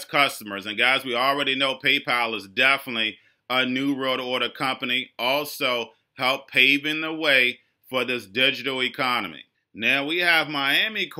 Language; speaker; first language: English; native; English